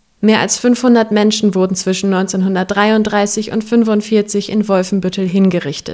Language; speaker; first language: German; native; German